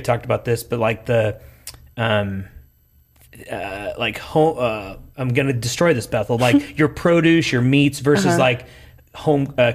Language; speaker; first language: English; native; English